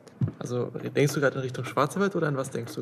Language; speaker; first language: German; native; German